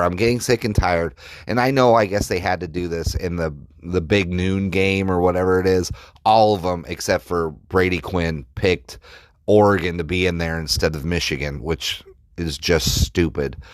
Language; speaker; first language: English; native; English